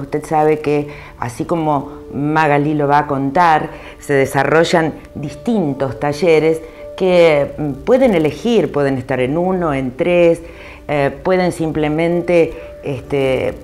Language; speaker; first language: Spanish; native; Spanish